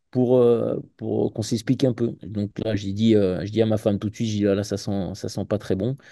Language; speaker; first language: French; native; French